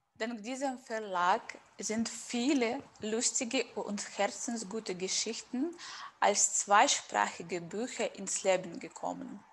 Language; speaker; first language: German; non-native, fluent; Russian